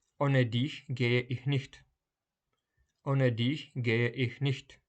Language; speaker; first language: German; non-native, fluent; Ukrainian